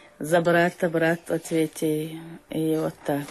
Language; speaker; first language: Polish; non-native, learner; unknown